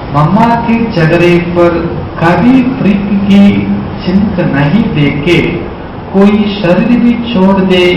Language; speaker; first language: Hindi; non-native, local second language; Tamil